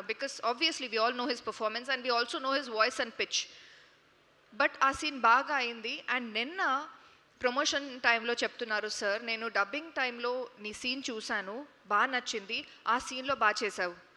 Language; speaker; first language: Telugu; non-native, fluent; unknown